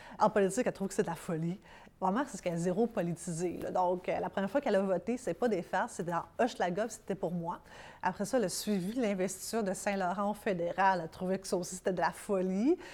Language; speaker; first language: French; early bilingual, other home language; Arabic